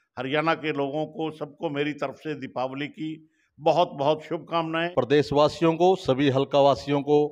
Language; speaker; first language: Hindi; native; Hindi